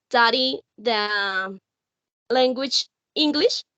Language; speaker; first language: English; non-native, learner; Spanish